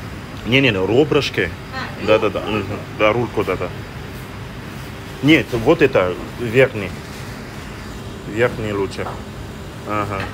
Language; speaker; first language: Russian; non-native, learner; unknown